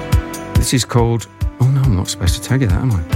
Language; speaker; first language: English; native; English